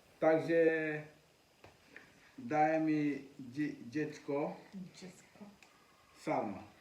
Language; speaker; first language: Polish; non-native, learner; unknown